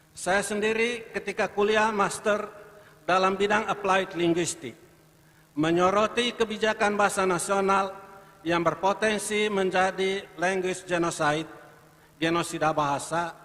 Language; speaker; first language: Indonesian; non-native, local second language; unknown